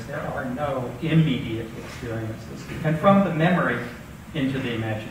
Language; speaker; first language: English; native; English